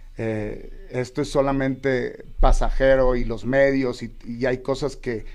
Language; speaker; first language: Spanish; native; Spanish